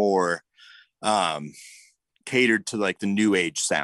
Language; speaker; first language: English; native; English